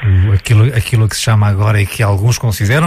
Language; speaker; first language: Portuguese; native; Portuguese